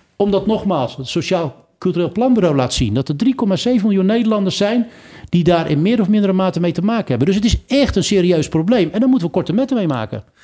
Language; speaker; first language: Dutch; early bilingual, other home language; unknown